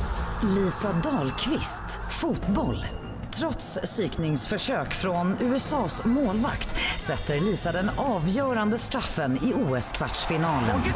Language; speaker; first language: Swedish; native; Swedish